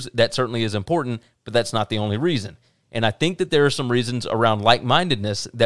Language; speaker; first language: English; native; English